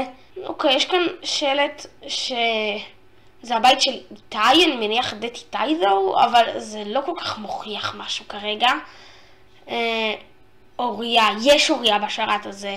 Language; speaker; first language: Hebrew; native; Hebrew